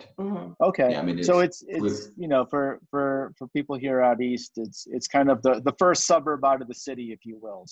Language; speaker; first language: English; native; English